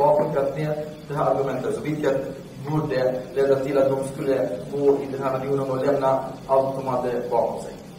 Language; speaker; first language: Swedish; non-native, fluent; Arabic